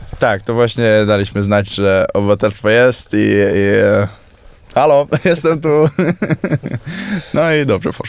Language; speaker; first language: Polish; early bilingual, heritage; Polish